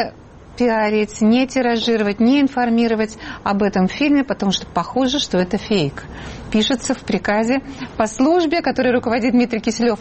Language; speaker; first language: Russian; native; Russian